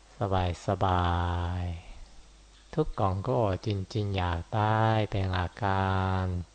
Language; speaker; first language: Thai; non-native, fluent; Japanese